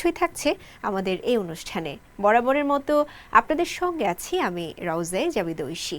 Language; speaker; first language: Bangla; native; Bangla